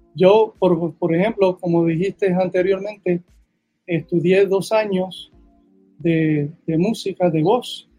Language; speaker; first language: Spanish; early bilingual, heritage; Spanish